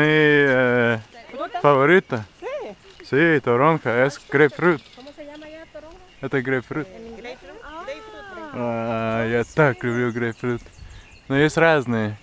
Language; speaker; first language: Russian; non-native, fluent; English